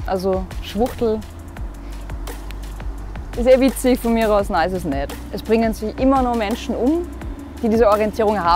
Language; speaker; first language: German; native; German